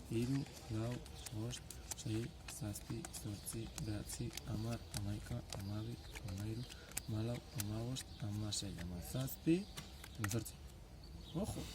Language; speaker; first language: Basque; native; Basque